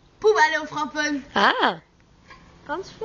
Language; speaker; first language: German; non-native, local second language; Luxembourgish